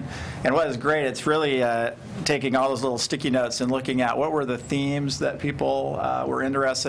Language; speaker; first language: English; native; English